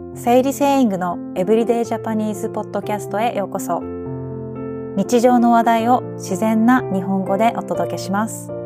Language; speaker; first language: Japanese; native; Japanese